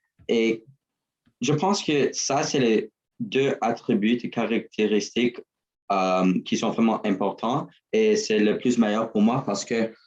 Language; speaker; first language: French; non-native, learner; English